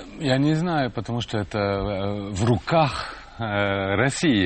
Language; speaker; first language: Russian; non-native, fluent; French